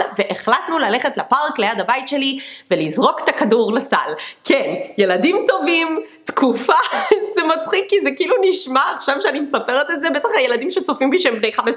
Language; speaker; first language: Hebrew; non-native, fluent; English